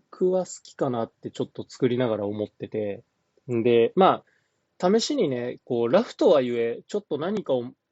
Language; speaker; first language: Japanese; native; Japanese